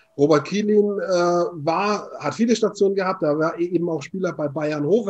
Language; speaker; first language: German; native; German